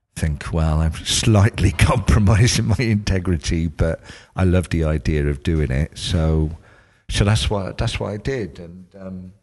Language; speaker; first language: English; native; English